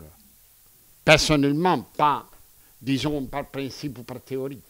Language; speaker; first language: French; non-native, fluent; Greek